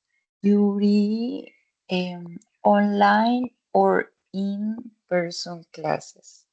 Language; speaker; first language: English; non-native, fluent; Spanish